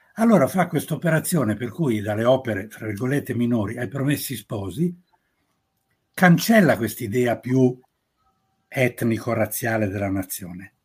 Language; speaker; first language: Italian; native; Italian